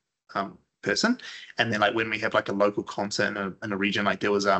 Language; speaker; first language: English; native; English